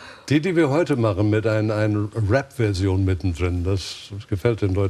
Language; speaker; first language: German; non-native, fluent; English